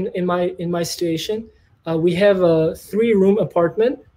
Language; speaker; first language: English; non-native, fluent; Tajik